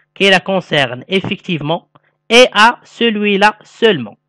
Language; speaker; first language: French; non-native, local second language; Arabic